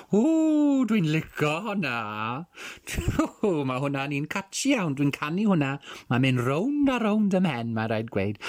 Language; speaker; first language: Welsh; non-native, fluent; English